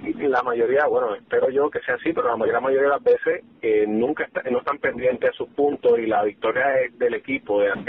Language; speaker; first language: Spanish; native; Spanish